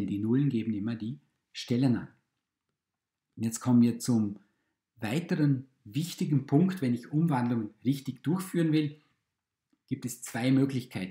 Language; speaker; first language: German; native; German